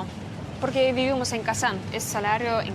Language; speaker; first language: Spanish; non-native, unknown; Russian